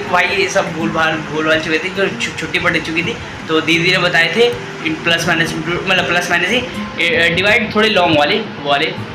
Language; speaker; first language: Hindi; native; Hindi